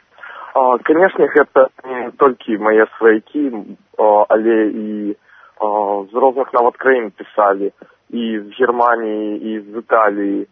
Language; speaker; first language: Belarusian; non-native, local second language; Russian